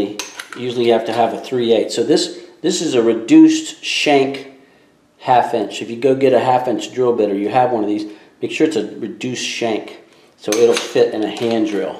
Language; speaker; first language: English; native; English